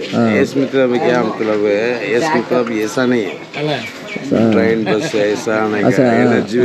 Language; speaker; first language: Hindi; non-native, local second language; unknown